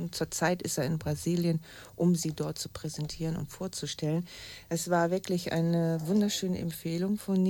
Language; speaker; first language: German; native; German